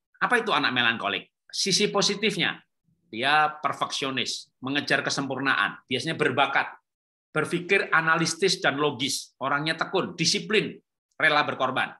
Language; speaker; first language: Indonesian; native; Indonesian